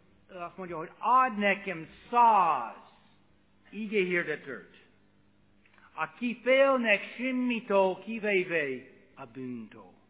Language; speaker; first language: Hungarian; non-native, fluent; English